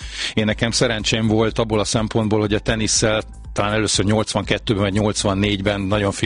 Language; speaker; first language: Hungarian; native; Hungarian